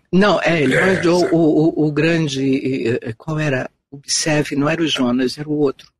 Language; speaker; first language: Portuguese; native; Portuguese